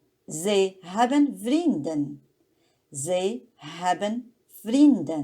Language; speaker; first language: Dutch; non-native, learner; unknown